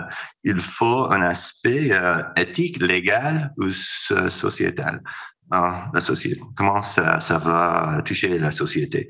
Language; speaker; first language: French; non-native, fluent; English